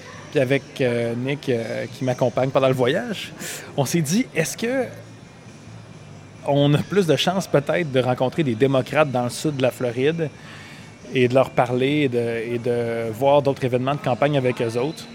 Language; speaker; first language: French; native; French